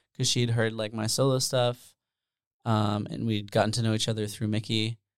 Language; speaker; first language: English; early bilingual, other home language; Dutch